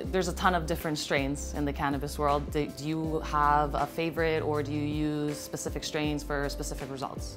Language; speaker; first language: English; native; English